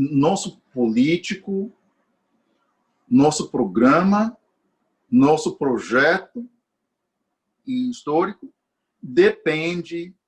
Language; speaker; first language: Portuguese; non-native, fluent; English